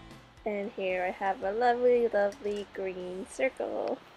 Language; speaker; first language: English; native; English